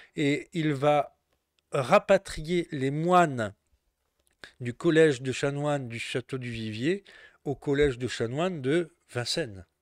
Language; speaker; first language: French; native; French